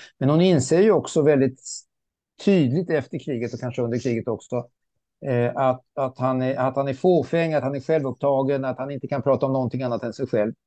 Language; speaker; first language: Swedish; early bilingual, other home language; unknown